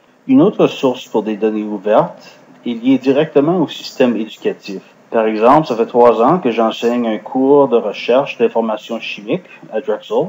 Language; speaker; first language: French; non-native, fluent; English